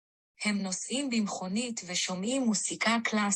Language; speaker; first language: Hebrew; non-native, learner; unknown